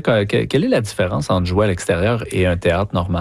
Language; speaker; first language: French; native; French